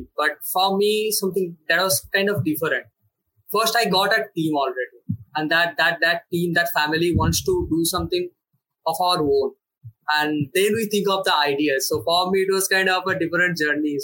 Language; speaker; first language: English; non-native, local second language; Bangla